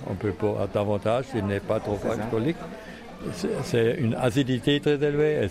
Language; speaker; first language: French; non-native, fluent; German